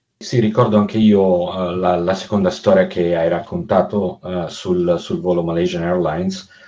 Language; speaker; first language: Italian; native; Italian